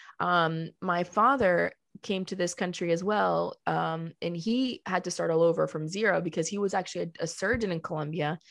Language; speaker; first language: English; early bilingual, other home language; Spanish